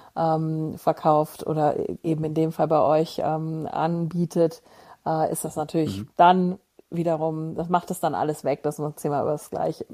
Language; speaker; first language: German; native; German